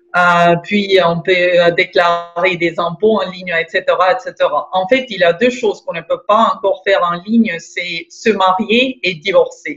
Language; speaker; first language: French; non-native, fluent; Estonian